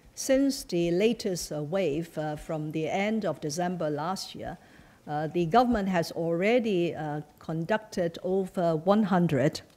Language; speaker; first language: English; non-native, local second language; Chinese